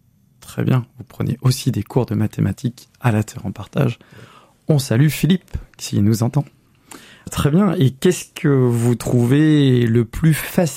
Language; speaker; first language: French; native; French